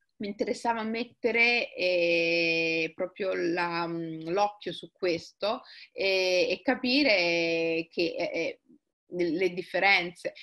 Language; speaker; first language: Italian; early bilingual, other home language; Somali